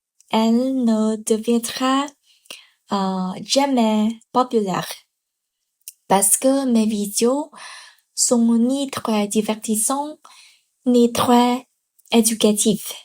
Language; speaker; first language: French; non-native, learner; Vietnamese